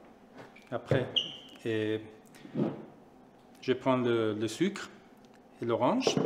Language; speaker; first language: French; non-native, fluent; Spanish